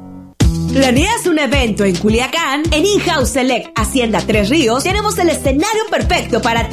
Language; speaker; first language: Spanish; native; Spanish